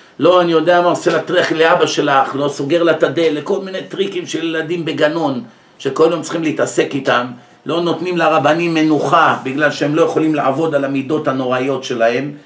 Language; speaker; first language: Hebrew; native; Hebrew